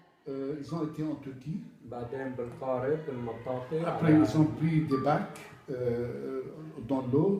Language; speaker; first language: French; non-native, fluent; Arabic